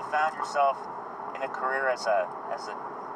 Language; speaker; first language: English; native; English